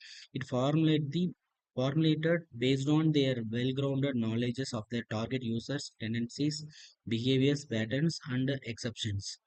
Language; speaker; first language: English; non-native, local second language; Tamil